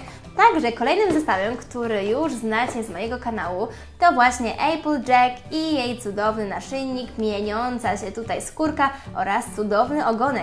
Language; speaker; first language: Polish; native; Polish